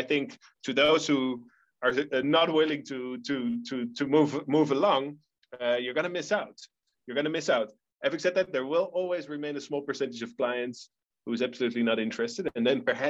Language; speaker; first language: English; non-native, fluent; Dutch